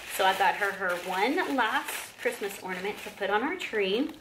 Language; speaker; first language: English; native; English